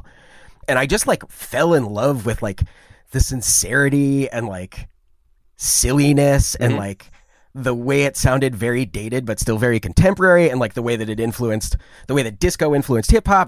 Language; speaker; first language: English; native; English